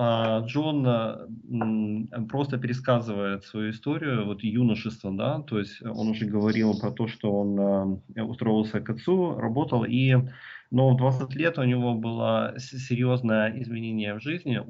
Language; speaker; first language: Russian; native; Russian